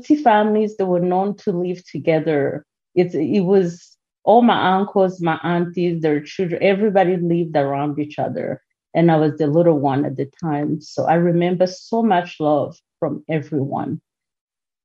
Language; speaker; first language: English; non-native, local second language; Kinyarwanda